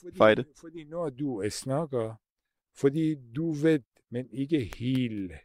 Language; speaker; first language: Danish; non-native, fluent; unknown